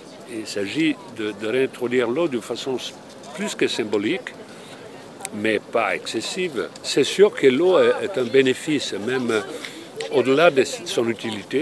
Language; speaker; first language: French; non-native, fluent; Italian